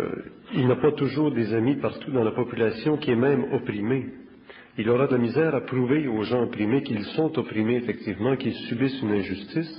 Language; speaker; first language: French; native; French